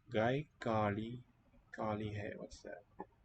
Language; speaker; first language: Hindi; non-native, learner; English